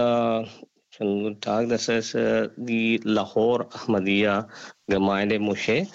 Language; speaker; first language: German; non-native, learner; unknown